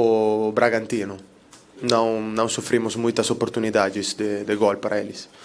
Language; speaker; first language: Portuguese; non-native, learner; Italian